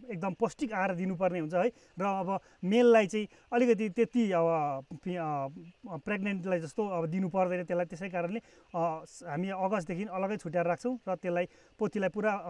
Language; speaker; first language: Nepali; native; Nepali